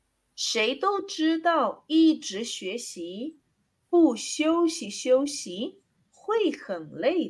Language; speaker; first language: Chinese; non-native, learner; Spanish